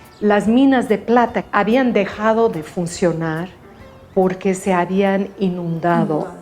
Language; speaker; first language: Spanish; non-native, fluent; English